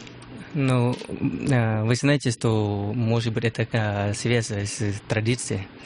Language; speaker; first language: Russian; non-native, learner; Lao